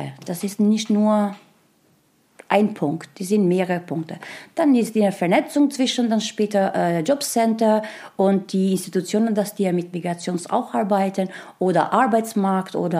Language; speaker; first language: German; non-native, learner; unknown